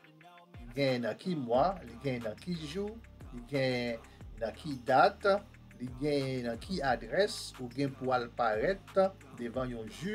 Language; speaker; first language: French; non-native, learner; Haitian Creole